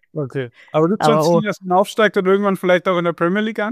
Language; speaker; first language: German; native; German